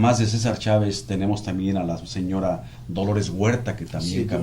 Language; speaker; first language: Spanish; native; Spanish